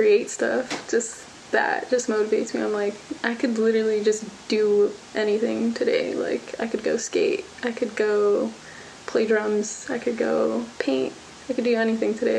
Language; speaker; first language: English; native; English